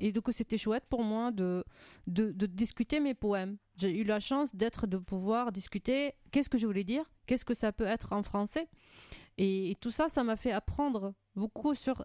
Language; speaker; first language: French; non-native, fluent; Arabic